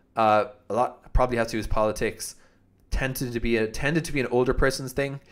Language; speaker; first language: English; native; English